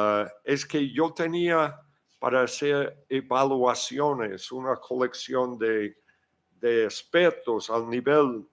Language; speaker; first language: Spanish; non-native, fluent; English